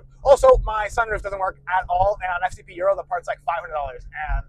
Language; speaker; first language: English; native; English